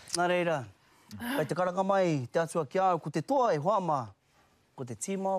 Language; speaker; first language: Māori; native; Māori